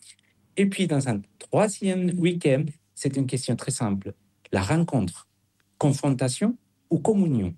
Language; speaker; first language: French; non-native, fluent; Spanish